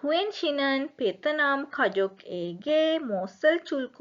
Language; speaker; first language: Korean; non-native, fluent; Sinhala